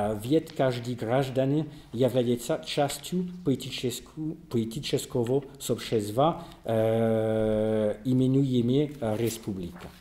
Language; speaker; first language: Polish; non-native, learner; French